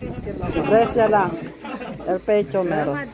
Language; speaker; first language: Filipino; non-native, local second language; Chavacano